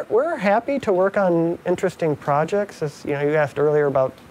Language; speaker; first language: English; native; English